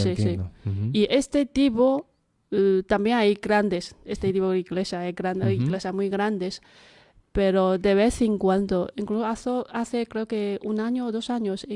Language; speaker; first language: Spanish; non-native, fluent; Chinese